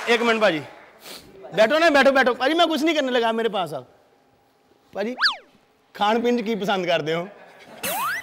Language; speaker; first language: Hindi; non-native, local second language; Punjabi